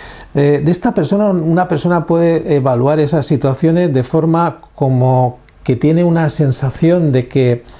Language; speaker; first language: Spanish; native; Spanish